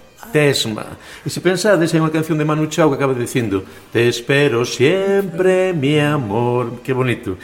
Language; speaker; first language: Galician; native; Galician